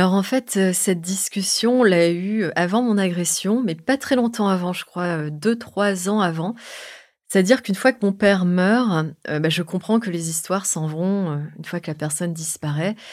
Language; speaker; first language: French; native; French